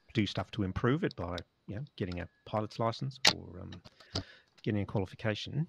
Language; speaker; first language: English; native; English